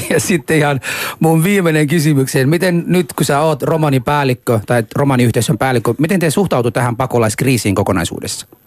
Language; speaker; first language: Finnish; non-native, fluent; Arabic